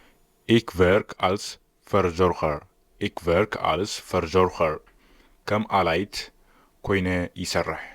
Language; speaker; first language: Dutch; non-native, learner; Tigrinya